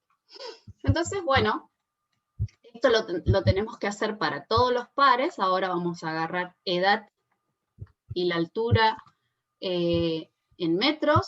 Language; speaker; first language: Spanish; native; Spanish